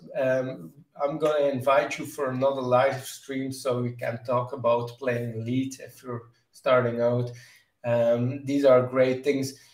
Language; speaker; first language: English; non-native, fluent; Dutch